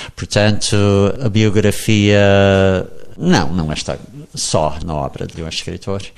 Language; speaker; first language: Portuguese; non-native, fluent; English